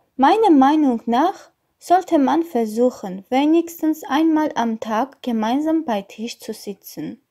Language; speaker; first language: German; non-native, learner; Armenian